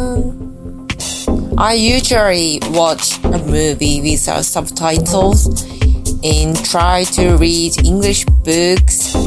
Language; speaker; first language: English; non-native, fluent; Japanese